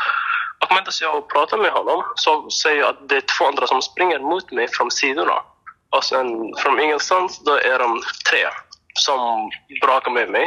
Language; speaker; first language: Swedish; non-native, fluent; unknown